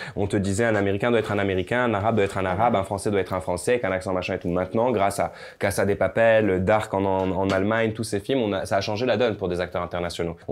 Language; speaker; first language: French; native; French